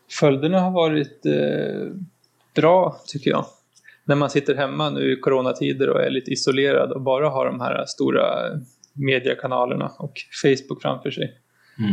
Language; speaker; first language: Swedish; native; Swedish